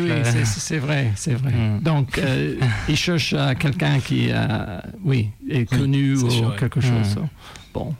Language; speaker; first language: French; non-native, fluent; English